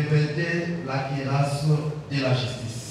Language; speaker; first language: French; non-native, local second language; Lingala